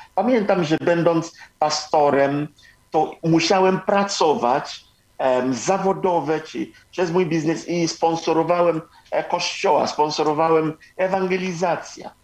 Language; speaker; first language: Polish; non-native, fluent; Igbo